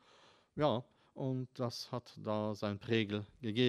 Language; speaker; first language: German; non-native, fluent; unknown